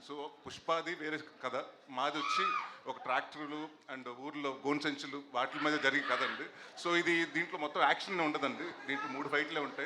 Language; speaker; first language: Telugu; native; Telugu